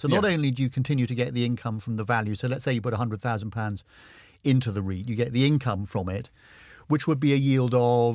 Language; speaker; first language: English; native; English